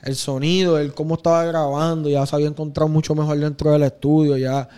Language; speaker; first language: Spanish; native; Spanish